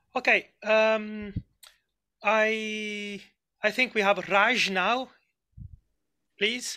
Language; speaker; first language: English; non-native, fluent; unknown